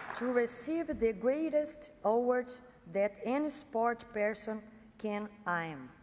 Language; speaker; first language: English; non-native, fluent; Portuguese